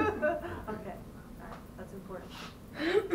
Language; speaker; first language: English; native; English